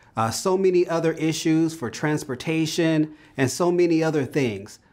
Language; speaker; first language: English; native; English